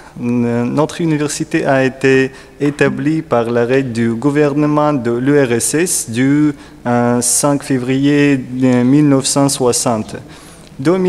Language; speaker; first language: French; non-native, learner; Russian